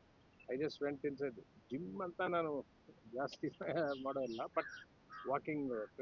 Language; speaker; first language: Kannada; non-native, learner; Telugu